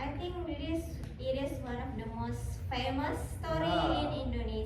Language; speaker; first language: English; non-native, learner; Indonesian